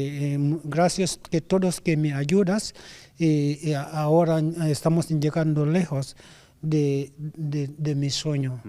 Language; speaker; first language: Spanish; non-native, learner; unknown